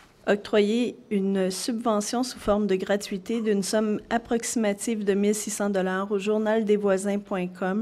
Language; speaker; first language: French; native; French